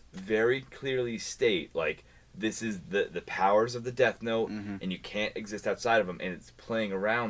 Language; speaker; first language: English; native; English